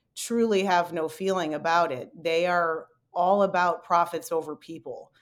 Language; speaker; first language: English; native; English